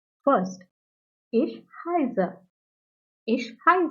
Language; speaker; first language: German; non-native, learner; English